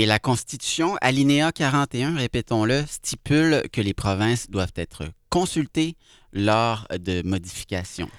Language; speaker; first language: French; native; French